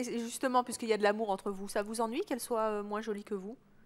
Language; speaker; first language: French; native; French